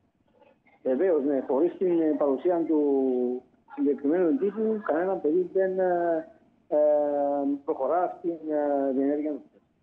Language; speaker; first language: Greek; native; Greek